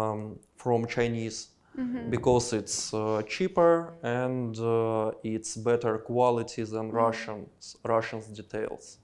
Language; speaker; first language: English; non-native, learner; Russian